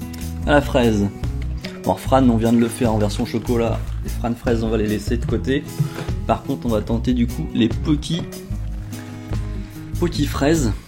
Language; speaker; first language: French; native; French